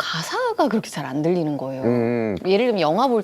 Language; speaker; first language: Korean; native; Korean